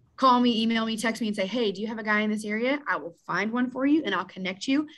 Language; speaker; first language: English; native; English